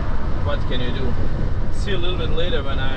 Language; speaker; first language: English; non-native, learner; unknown